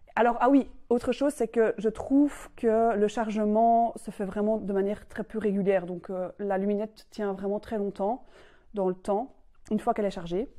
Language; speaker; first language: French; native; French